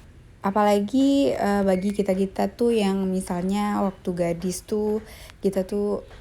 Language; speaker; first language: Indonesian; native; Indonesian